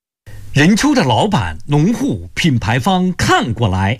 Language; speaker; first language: Chinese; native; Chinese